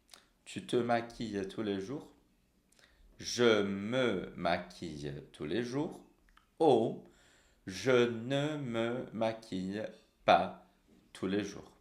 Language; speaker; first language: French; non-native, fluent; Portuguese